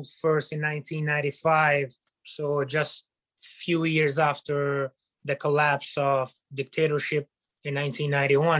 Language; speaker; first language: English; non-native, fluent; Italian